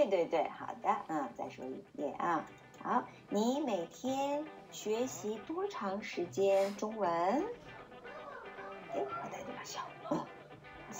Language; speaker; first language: Chinese; non-native, fluent; Japanese